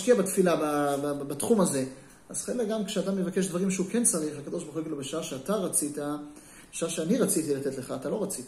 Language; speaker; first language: Hebrew; native; Hebrew